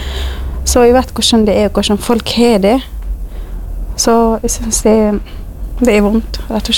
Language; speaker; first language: Norwegian; non-native, fluent; Kurdish